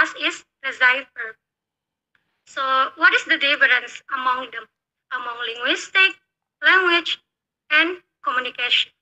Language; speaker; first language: English; non-native, learner; Indonesian